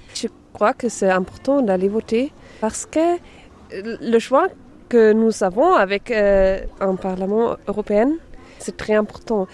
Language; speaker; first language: French; non-native, fluent; German